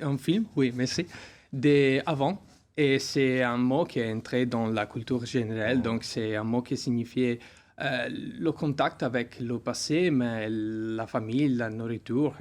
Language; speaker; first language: French; non-native, learner; Italian